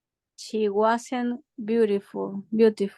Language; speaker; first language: English; non-native, learner; Spanish